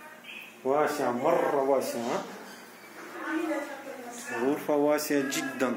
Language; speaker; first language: Arabic; non-native, learner; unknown